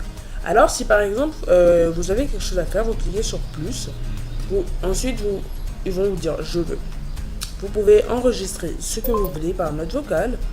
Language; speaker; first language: French; native; French